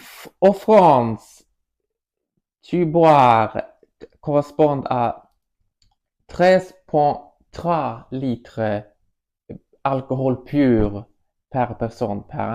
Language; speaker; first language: French; non-native, learner; Swedish